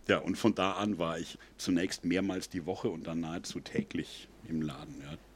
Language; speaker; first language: German; native; German